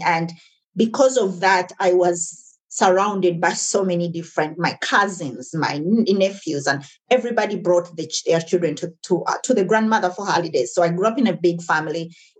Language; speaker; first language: English; non-native, local second language; Ganda